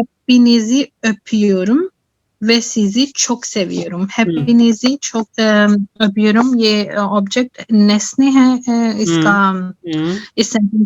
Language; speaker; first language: Turkish; non-native, learner; Urdu